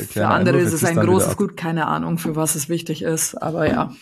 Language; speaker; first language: German; native; German